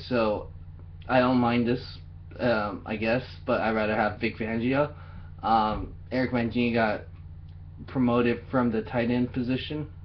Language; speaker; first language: English; native; English